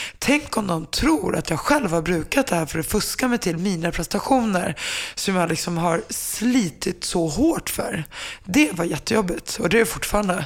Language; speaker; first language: Swedish; early bilingual, other home language; Finnish